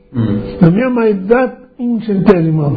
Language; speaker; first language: Italian; non-native, local second language; Friulian